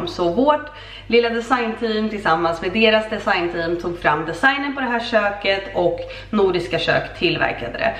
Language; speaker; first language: Swedish; native; Swedish